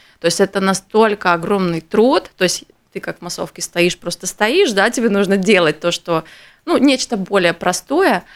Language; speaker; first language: Russian; native; Russian